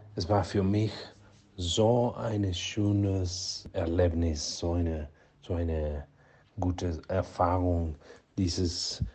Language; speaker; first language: German; non-native, learner; Spanish